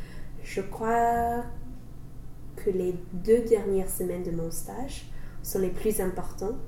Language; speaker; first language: French; non-native, learner; English